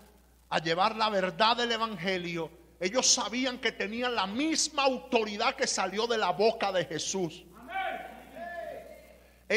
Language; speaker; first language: Spanish; native; Spanish